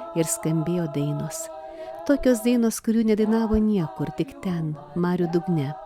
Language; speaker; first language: Lithuanian; native; Lithuanian